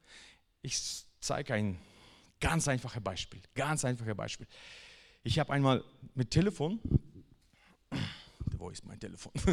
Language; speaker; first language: German; non-native, fluent; Russian